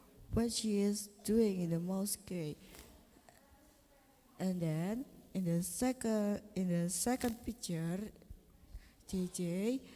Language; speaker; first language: English; non-native, learner; Indonesian